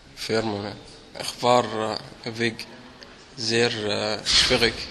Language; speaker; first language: German; non-native, learner; Arabic